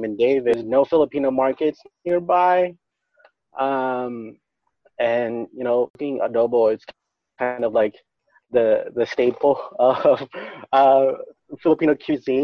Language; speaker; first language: English; non-native, local second language; Filipino